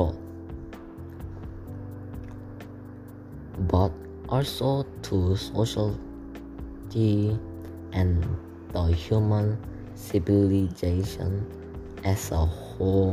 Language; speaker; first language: English; non-native, learner; Korean